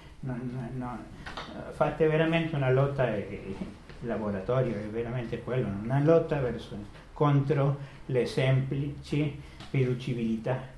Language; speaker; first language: Italian; non-native, fluent; Spanish